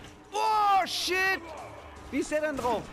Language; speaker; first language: German; native; German